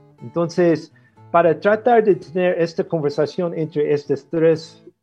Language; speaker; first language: Spanish; non-native, fluent; English